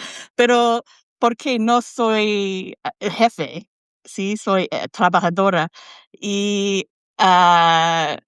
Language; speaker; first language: Spanish; non-native, learner; English